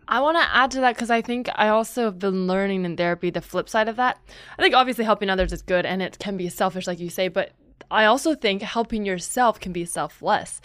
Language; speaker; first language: English; native; English